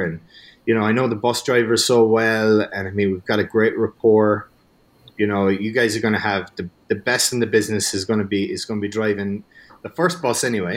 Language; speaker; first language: English; native; English